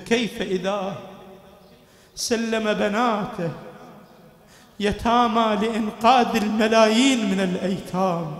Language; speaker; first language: Arabic; native; Arabic